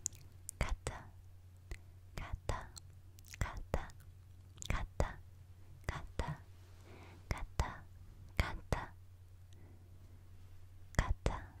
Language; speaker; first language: Japanese; non-native, learner; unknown